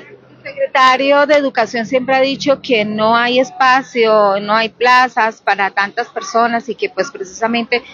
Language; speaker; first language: Spanish; native; Spanish